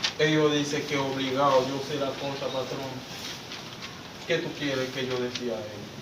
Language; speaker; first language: Spanish; non-native, learner; Haitian Creole